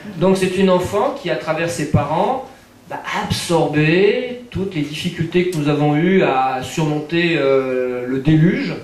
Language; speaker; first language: French; native; French